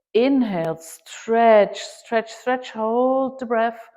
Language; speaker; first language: English; non-native, fluent; German